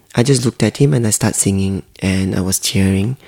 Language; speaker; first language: English; non-native, local second language; Hakka Chinese